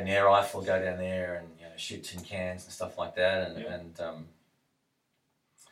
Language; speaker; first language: English; native; English